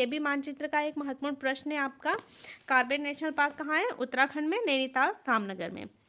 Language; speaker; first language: Hindi; native; Hindi